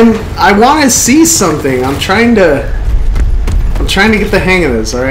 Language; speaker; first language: English; native; English